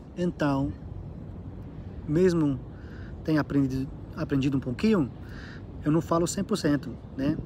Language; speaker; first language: Portuguese; non-native, learner; English